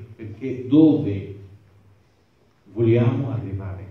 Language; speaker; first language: Italian; non-native, fluent; Arabic